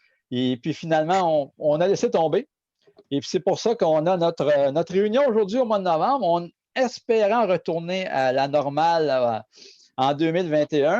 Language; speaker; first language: French; native; French